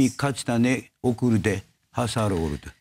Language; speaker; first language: Turkish; non-native, learner; Japanese